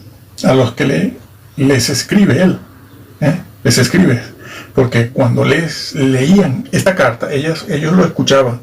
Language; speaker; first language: Spanish; native; Spanish